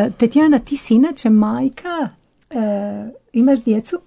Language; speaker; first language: Croatian; native; Croatian